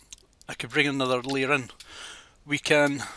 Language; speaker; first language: English; native; English